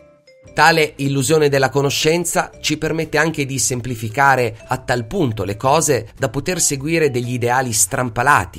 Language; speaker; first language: Italian; native; Italian